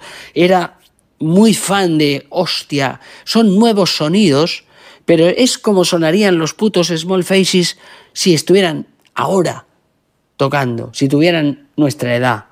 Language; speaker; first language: Spanish; native; Spanish